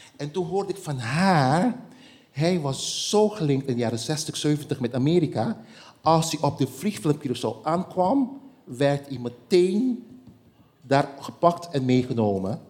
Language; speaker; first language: Dutch; non-native, local second language; Papiamento